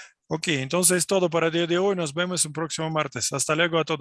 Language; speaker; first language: Spanish; non-native, fluent; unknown